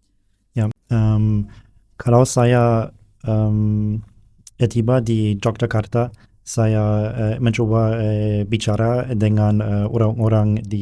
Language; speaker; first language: Indonesian; non-native, learner; German